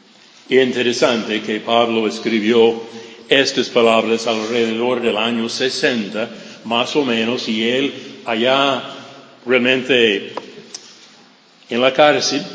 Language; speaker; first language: Spanish; non-native, fluent; English